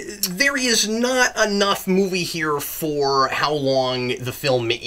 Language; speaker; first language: English; native; English